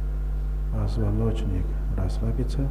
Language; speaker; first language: Russian; non-native, learner; Chinese